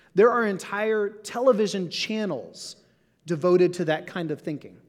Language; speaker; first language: English; native; English